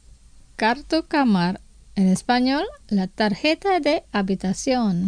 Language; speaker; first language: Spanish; non-native, fluent; Indonesian